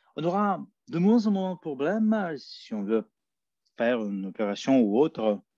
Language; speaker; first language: French; non-native, fluent; Spanish